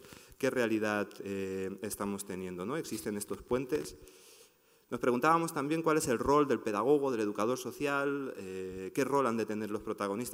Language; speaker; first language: Spanish; native; Spanish